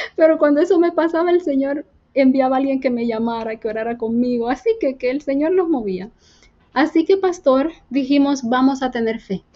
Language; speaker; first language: Spanish; native; Spanish